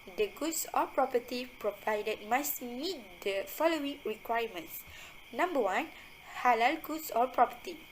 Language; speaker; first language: English; non-native, local second language; Malay